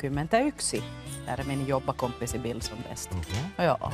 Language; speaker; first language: Swedish; native; Swedish